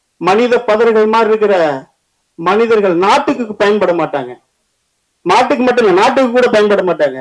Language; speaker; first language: Tamil; native; Tamil